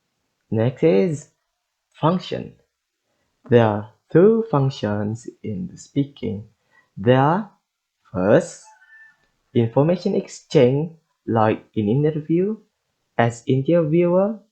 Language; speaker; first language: English; non-native, learner; Indonesian